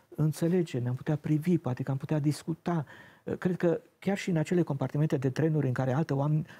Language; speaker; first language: Romanian; native; Romanian